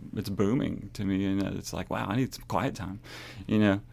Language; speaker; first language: English; native; English